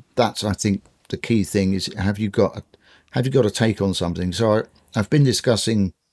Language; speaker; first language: English; native; English